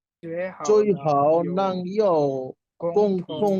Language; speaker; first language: Chinese; non-native, learner; Bangla